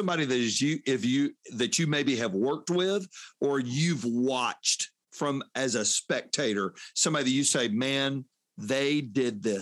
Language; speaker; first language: English; native; English